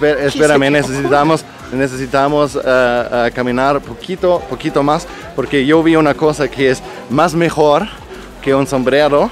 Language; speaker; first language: Spanish; non-native, learner; German